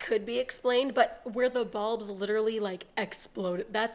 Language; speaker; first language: English; native; English